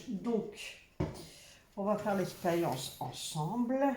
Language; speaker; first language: French; native; French